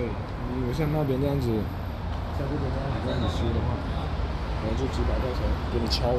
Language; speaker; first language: Chinese; native; Chinese